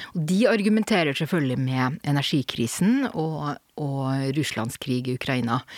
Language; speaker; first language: Norwegian; native; Norwegian